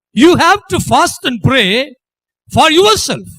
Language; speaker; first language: English; non-native, local second language; Tamil